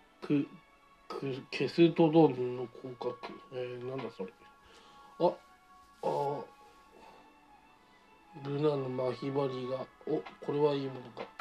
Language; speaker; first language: Japanese; native; Japanese